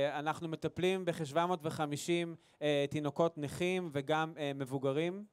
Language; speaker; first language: Hebrew; native; Hebrew